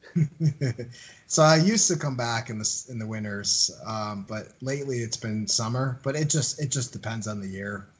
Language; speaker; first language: English; native; English